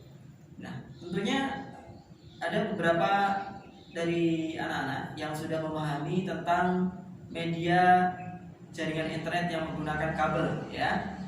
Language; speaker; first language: Indonesian; native; Indonesian